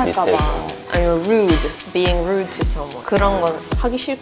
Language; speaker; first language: Korean; non-native, fluent; Swedish